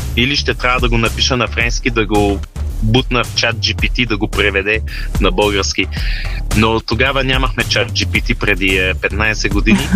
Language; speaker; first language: Bulgarian; early bilingual, heritage; Bulgarian